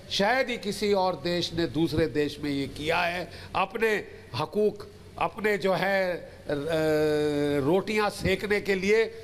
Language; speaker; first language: Hindi; native; Hindi